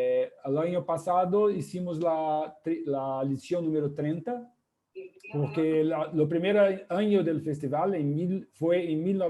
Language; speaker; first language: Spanish; non-native, fluent; Portuguese